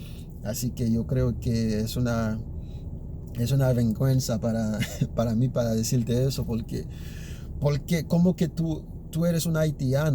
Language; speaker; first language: Spanish; early bilingual, other home language; Haitian Creole